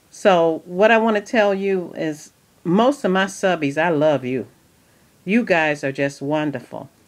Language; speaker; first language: English; native; English